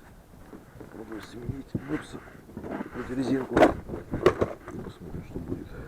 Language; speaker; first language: Russian; native; Russian